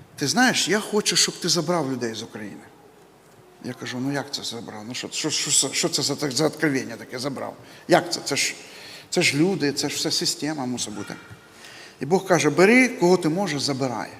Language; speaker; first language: Ukrainian; native; Ukrainian